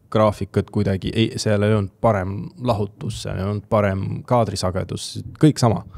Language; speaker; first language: Estonian; non-native, local second language; Russian